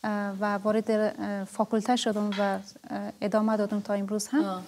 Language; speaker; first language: Persian; native; Persian